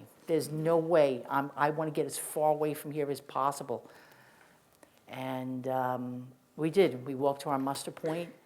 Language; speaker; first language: English; native; English